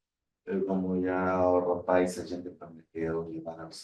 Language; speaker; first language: Portuguese; non-native, fluent; Spanish